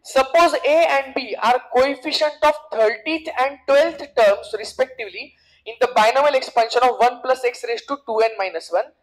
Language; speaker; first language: English; non-native, local second language; Marathi